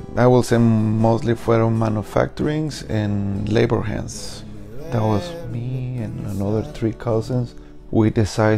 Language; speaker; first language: English; non-native, fluent; Spanish